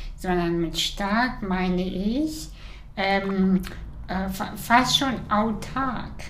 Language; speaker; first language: German; early bilingual, other home language; Russian